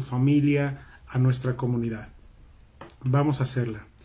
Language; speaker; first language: Spanish; native; Spanish